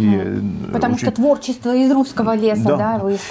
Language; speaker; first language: Russian; native; Russian